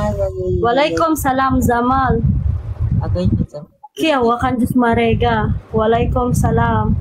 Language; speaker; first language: Hindi; non-native, learner; Pashto